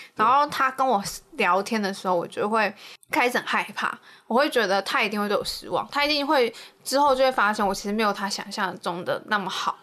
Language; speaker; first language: Chinese; native; Chinese